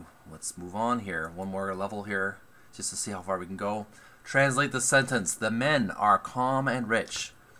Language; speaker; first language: English; native; English